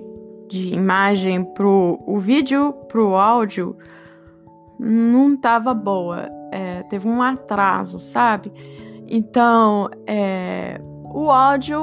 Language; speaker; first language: Portuguese; early bilingual, heritage; Portuguese